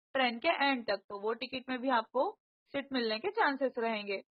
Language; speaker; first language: Hindi; non-native, local second language; Marathi